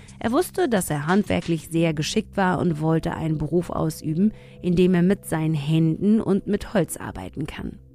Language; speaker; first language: German; early bilingual, other home language; Tigrinya